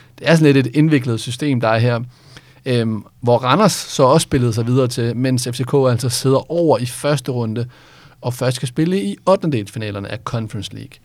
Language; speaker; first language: Danish; native; Danish